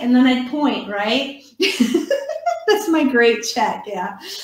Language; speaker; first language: English; native; English